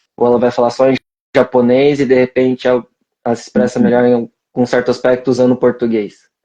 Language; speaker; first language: Portuguese; native; Portuguese